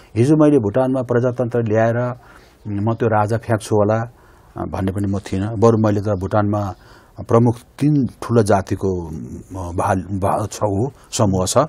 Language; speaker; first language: Nepali; native; Nepali